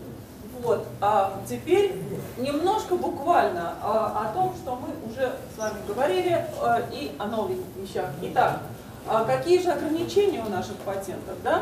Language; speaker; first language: Russian; native; Russian